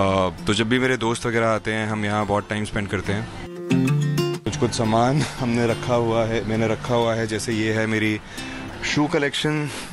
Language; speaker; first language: Hindi; native; Hindi